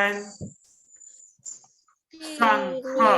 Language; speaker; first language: Chinese; non-native, local second language; Indonesian